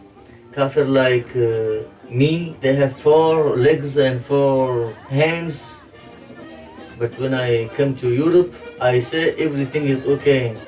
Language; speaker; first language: English; non-native, learner; Pashto